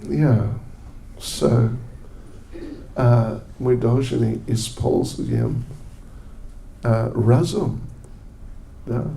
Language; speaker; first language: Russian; non-native, learner; English